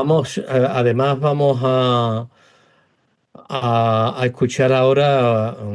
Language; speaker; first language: Spanish; native; Spanish